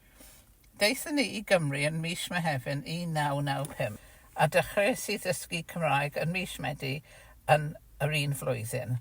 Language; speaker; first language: Welsh; non-native, fluent; English